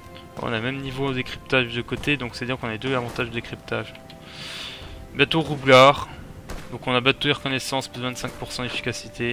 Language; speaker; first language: French; native; French